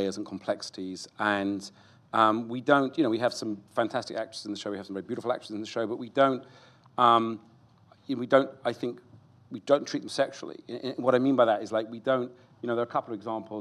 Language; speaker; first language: English; native; English